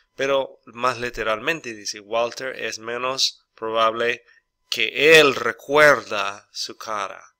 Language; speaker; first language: Spanish; non-native, fluent; English